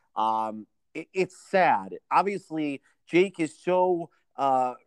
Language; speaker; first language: English; native; English